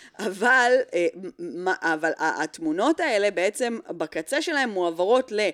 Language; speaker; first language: Hebrew; early bilingual, other home language; English